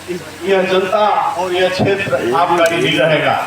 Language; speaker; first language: Hindi; native; Hindi